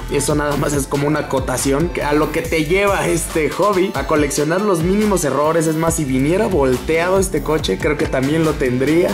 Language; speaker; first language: Spanish; native; Spanish